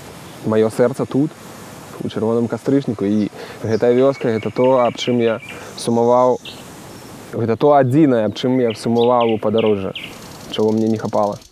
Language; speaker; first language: Belarusian; non-native, local second language; Russian